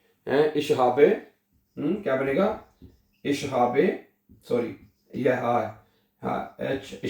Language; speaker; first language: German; non-native, fluent; Urdu